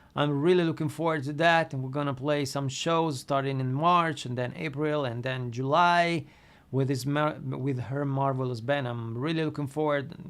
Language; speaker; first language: English; non-native, fluent; Italian